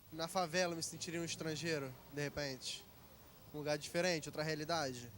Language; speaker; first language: Portuguese; native; Portuguese